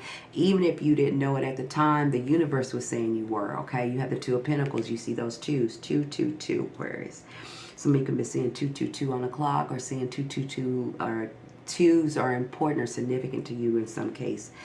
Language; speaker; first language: English; native; English